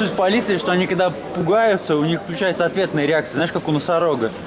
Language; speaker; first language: Russian; native; Russian